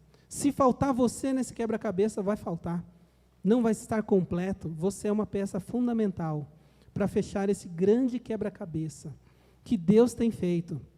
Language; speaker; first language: Portuguese; native; Portuguese